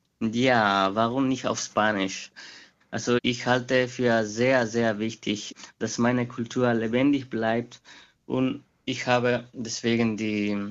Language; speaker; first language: German; non-native, fluent; Quechua